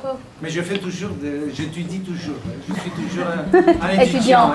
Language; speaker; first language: French; non-native, fluent; Greek